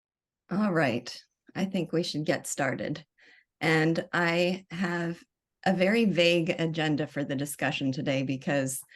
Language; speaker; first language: English; native; English